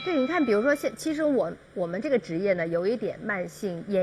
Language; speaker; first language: Chinese; native; Chinese